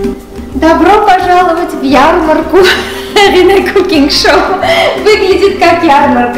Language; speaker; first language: Russian; non-native, local second language; Armenian